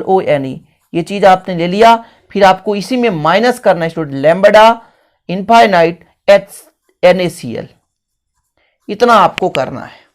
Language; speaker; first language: Hindi; native; Hindi